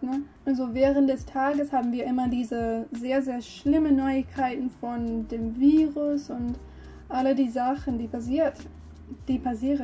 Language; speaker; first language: German; non-native, learner; English